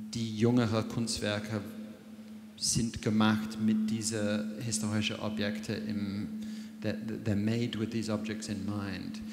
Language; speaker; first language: German; non-native, fluent; English